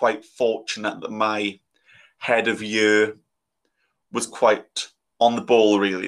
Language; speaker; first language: English; native; English